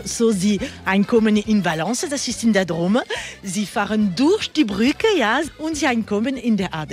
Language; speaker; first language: German; non-native, learner; French